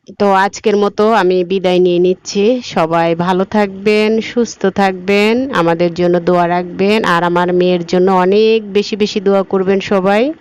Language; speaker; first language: Bangla; native; Bangla